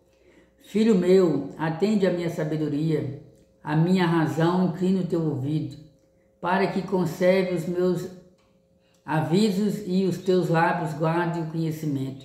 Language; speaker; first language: Portuguese; native; Portuguese